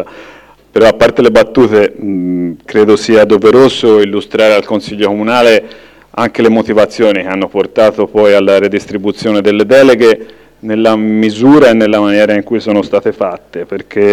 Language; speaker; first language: Italian; native; Italian